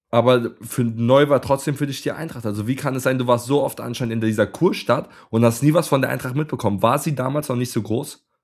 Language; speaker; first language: German; native; German